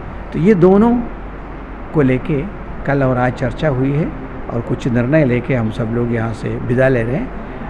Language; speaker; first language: Hindi; native; Hindi